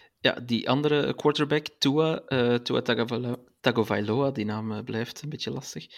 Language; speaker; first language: Dutch; native; Dutch